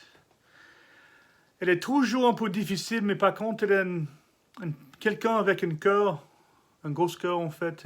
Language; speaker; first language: French; non-native, learner; English